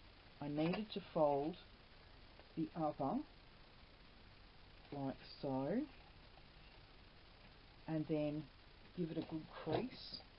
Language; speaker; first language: English; native; English